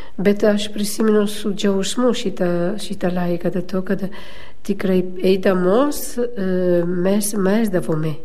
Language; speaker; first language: Lithuanian; non-native, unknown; Italian